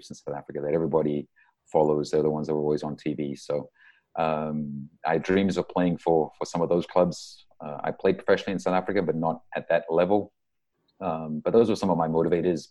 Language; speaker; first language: English; native; English